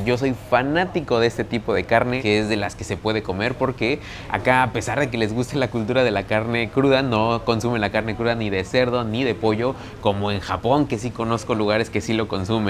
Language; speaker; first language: Spanish; native; Spanish